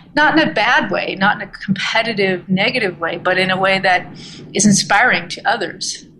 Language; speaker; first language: English; native; English